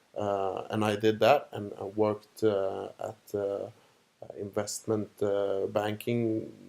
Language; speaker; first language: English; non-native, fluent; Swedish